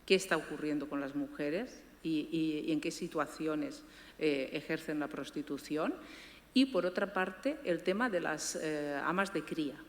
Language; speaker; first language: Spanish; native; Spanish